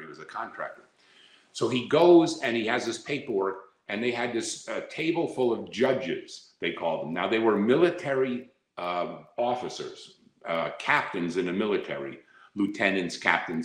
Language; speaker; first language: English; native; English